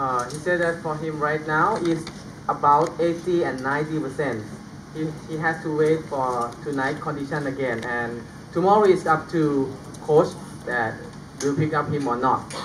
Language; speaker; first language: English; non-native, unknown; Thai